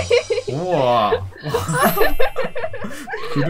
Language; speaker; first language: Russian; non-native, learner; Japanese